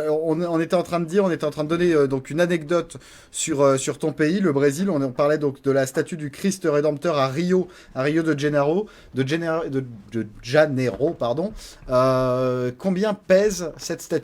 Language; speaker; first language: French; native; French